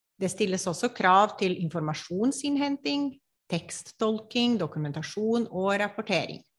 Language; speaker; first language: Norwegian; non-native, fluent; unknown